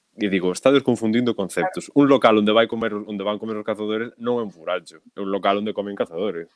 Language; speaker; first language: Galician; native; Galician